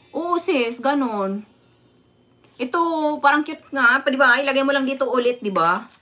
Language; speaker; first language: Filipino; non-native, local second language; Cebuano